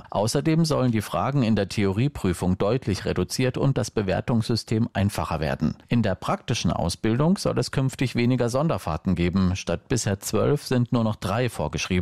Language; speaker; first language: German; native; German